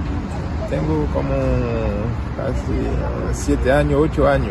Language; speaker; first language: Spanish; non-native, learner; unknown